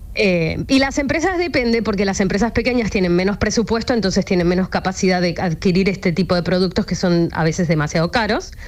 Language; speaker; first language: Spanish; native; Spanish